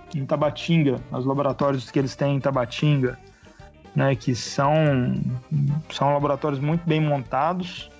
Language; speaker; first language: Portuguese; native; Portuguese